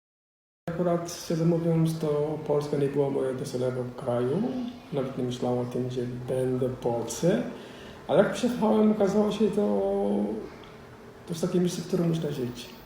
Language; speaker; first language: Polish; non-native, fluent; Somali